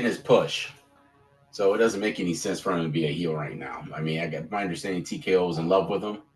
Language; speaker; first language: English; native; English